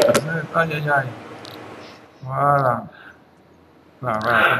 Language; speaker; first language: French; native; French